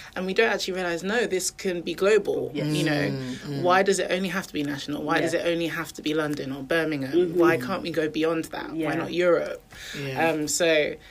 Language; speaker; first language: English; native; English